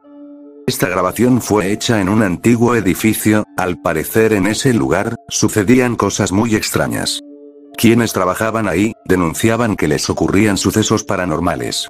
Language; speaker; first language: Spanish; native; Spanish